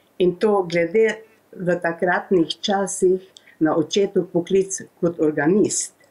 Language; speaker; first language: Slovenian; native; Slovenian